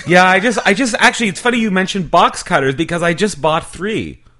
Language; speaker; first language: English; native; English